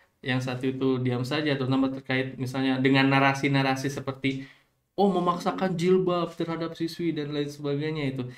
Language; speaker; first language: Indonesian; native; Indonesian